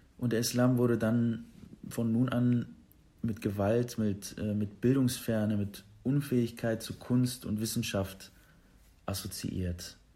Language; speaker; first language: German; early bilingual, other home language; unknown